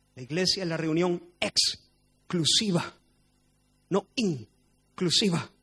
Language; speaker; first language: Spanish; native; Spanish